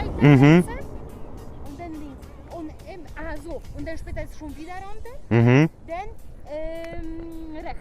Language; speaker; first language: German; non-native, learner; Polish